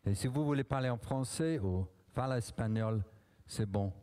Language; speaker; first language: French; non-native, learner; English